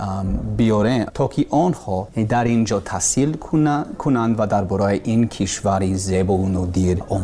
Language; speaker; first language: Persian; non-native, learner; English